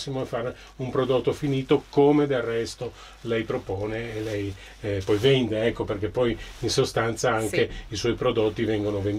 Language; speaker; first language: Italian; native; Italian